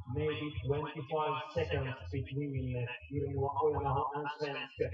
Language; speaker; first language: English; non-native, fluent; Finnish